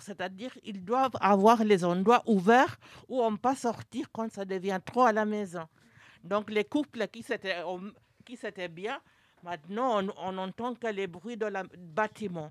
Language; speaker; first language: French; non-native, fluent; English